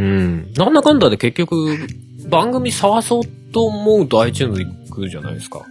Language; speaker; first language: Japanese; native; Japanese